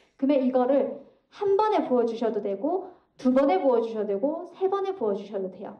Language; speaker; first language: Korean; native; Korean